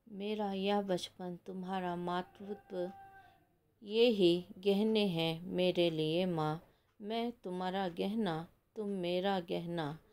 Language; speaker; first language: Hindi; non-native, local second language; Kannada